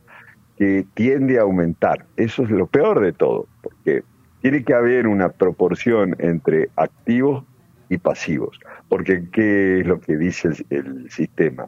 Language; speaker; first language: Spanish; native; Spanish